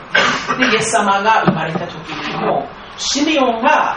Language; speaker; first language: Japanese; non-native, fluent; English